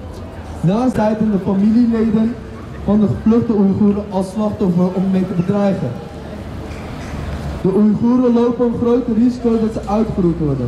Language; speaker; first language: Dutch; early bilingual, other home language; Uyghur